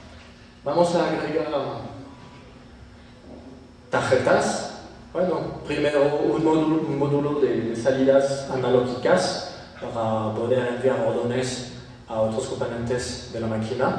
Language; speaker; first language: Spanish; non-native, fluent; French